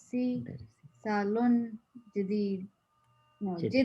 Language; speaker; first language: Arabic; non-native, learner; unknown